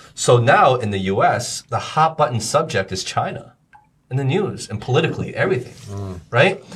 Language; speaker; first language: English; native; English